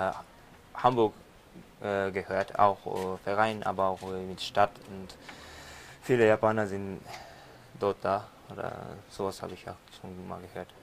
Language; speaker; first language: German; non-native, learner; Japanese